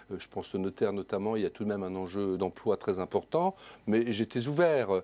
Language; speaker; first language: French; native; French